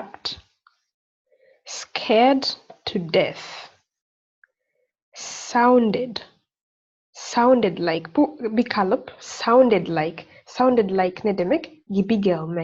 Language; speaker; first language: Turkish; non-native, learner; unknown